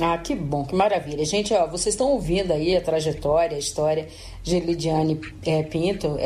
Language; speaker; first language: Portuguese; native; Portuguese